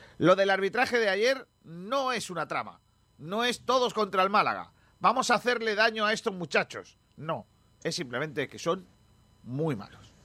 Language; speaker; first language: Spanish; native; Spanish